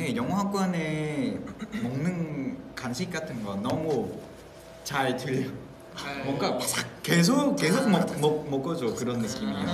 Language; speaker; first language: Korean; non-native, fluent; Vietnamese